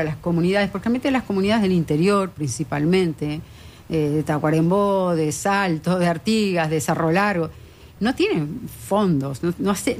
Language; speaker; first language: Spanish; native; Spanish